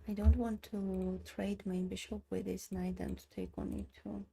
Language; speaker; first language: English; non-native, learner; Armenian